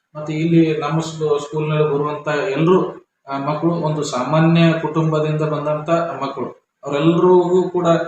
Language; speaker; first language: Kannada; native; Kannada